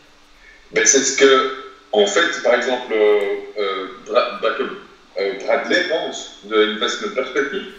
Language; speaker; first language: French; native; French